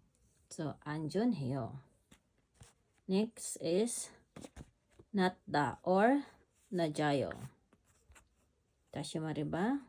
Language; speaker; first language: Korean; non-native, learner; Filipino